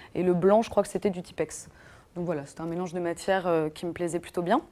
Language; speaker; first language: French; native; French